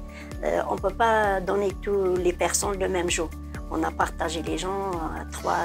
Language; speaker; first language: French; non-native, learner; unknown